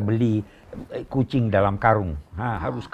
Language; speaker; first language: Indonesian; native; Indonesian